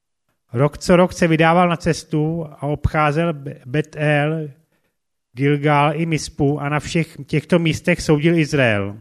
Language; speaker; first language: Czech; native; Czech